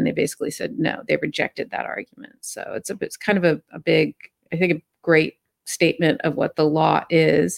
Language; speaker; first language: English; native; English